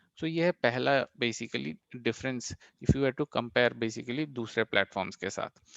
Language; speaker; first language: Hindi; non-native, local second language; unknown